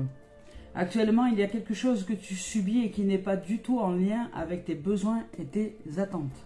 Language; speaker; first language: French; native; French